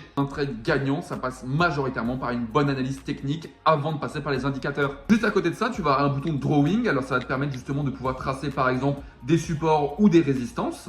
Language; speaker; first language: French; native; French